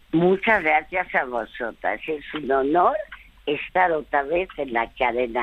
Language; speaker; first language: Spanish; early bilingual, other home language; French